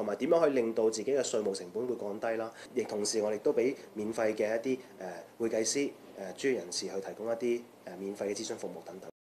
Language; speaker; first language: Chinese; non-native, local second language; Cantonese